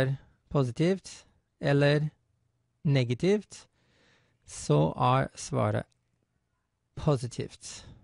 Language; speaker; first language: Norwegian; non-native, fluent; English